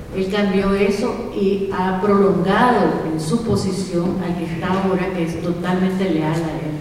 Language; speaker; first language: Spanish; native; Spanish